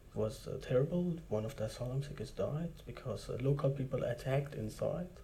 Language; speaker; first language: English; non-native, fluent; Persian